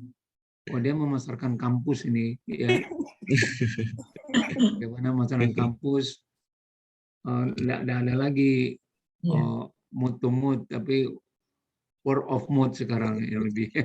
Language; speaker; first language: Indonesian; native; Indonesian